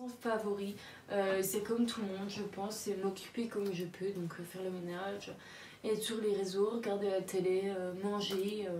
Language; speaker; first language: French; native; French